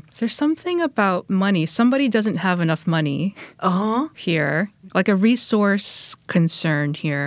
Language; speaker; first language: English; native; English